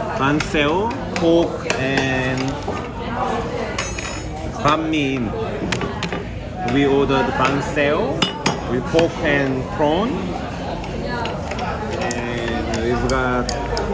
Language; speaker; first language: English; non-native, learner; Korean